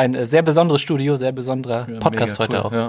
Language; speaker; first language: German; native; German